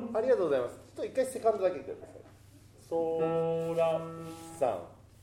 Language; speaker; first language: Japanese; native; Japanese